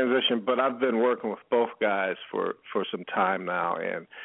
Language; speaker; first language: English; native; English